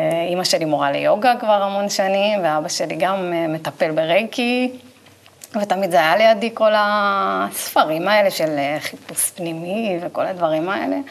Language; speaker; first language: Hebrew; native; Hebrew